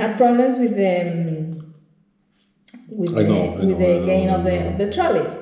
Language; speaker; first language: English; non-native, fluent; Spanish